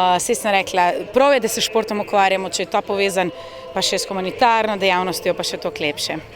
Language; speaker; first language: Slovenian; native; Slovenian